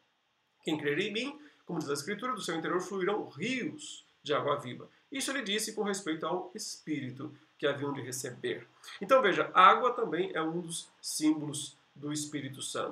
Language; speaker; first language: Portuguese; native; Portuguese